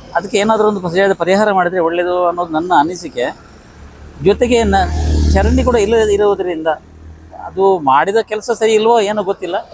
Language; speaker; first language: Kannada; native; Kannada